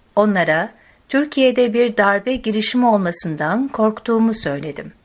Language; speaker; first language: Turkish; non-native, fluent; Arabic